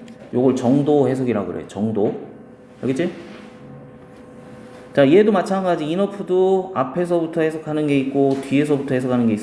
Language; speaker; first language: Korean; native; Korean